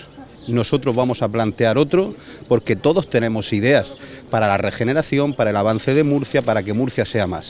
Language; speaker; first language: Spanish; native; Spanish